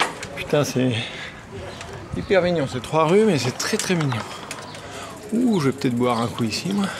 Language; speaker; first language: French; native; French